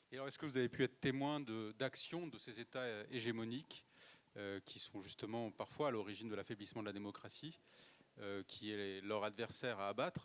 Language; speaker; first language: French; native; French